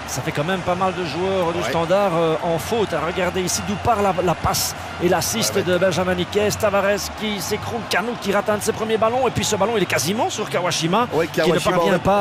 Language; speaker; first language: French; native; French